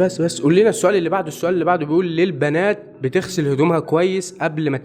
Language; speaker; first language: Arabic; native; Arabic